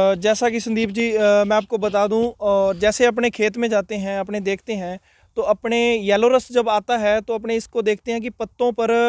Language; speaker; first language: Hindi; non-native, local second language; Punjabi